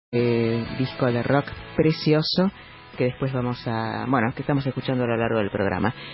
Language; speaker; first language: Spanish; native; Spanish